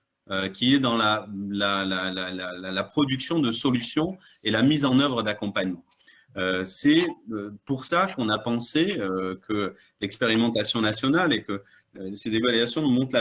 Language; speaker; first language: French; native; French